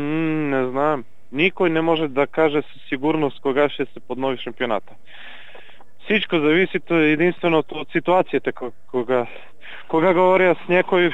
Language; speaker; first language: Bulgarian; non-native, learner; Serbian